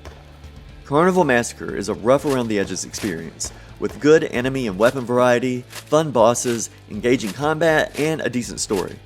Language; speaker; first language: English; native; English